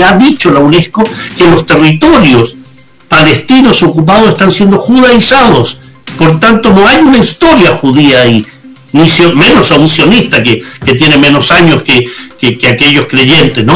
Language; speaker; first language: Spanish; native; Spanish